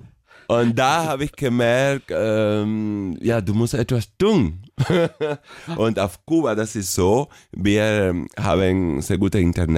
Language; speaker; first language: German; non-native, fluent; Spanish